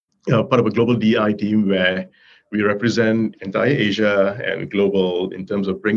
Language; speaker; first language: English; non-native, local second language; Tamil